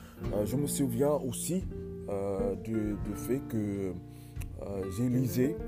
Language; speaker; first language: French; non-native, learner; English